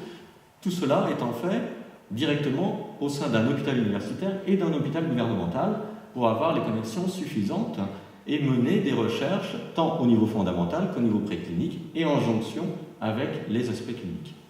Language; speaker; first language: French; native; French